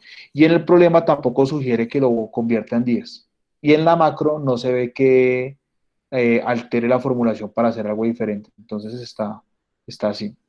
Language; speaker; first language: Spanish; native; Spanish